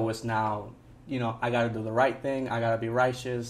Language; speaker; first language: English; non-native, fluent; Spanish